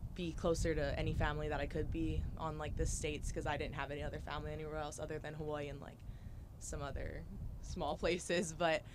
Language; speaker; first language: English; native; English